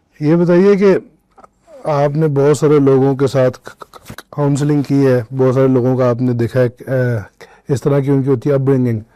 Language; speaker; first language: Urdu; native; Urdu